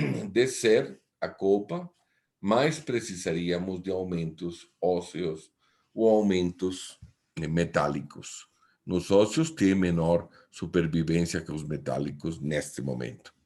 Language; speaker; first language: Portuguese; non-native, fluent; Spanish